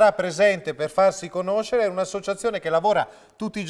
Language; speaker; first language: Italian; native; Italian